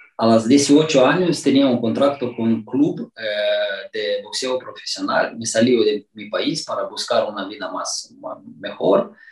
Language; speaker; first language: Spanish; non-native, learner; Romanian